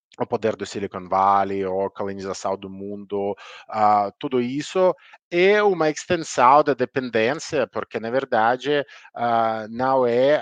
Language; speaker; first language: Portuguese; non-native, learner; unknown